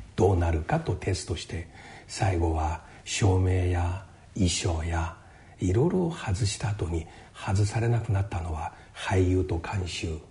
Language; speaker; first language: Japanese; non-native, fluent; Chinese